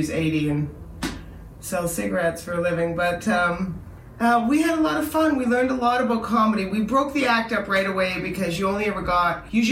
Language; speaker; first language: English; native; English